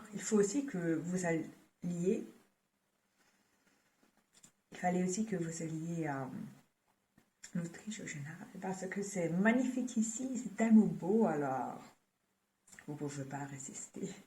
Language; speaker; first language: French; non-native, fluent; German